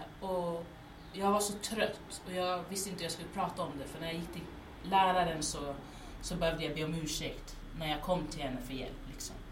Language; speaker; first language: Swedish; early bilingual, other home language; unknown